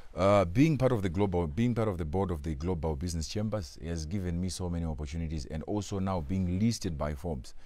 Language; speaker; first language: English; non-native, local second language; Shona